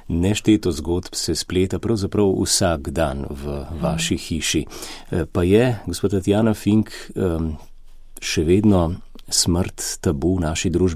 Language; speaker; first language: Slovenian; native; Slovenian